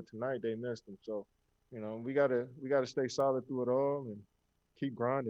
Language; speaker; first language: English; native; English